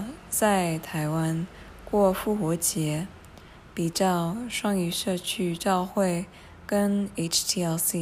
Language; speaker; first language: Chinese; non-native, fluent; English